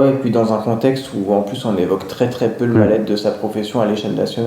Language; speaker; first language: French; native; French